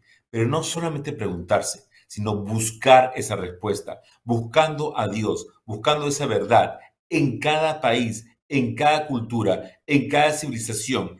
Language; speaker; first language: Spanish; native; Spanish